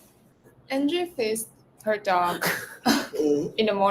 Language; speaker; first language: English; non-native, learner; Chinese